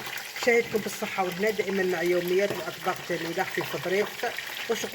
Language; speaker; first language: Arabic; native; Arabic